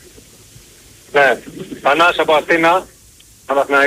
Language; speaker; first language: Greek; native; Greek